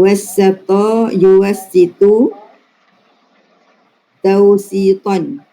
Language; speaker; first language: Arabic; non-native, learner; Malay